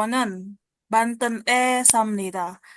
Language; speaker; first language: Korean; non-native, learner; Indonesian